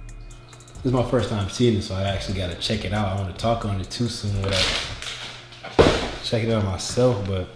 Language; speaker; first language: English; native; English